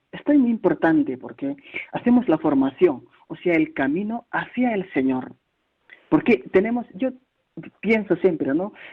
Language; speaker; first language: Spanish; non-native, fluent; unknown